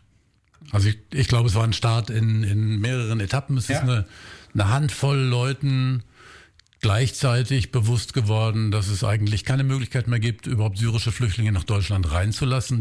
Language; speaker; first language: German; native; German